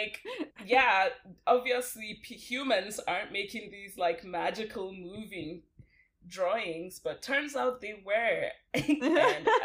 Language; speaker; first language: English; non-native, local second language; Hausa